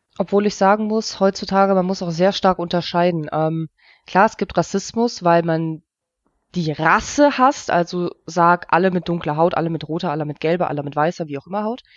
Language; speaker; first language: German; early bilingual, other home language; Russian